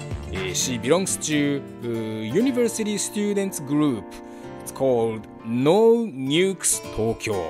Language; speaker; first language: English; non-native, learner; Japanese